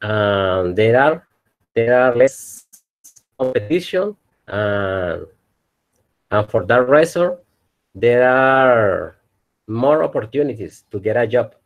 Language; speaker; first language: English; non-native, learner; Spanish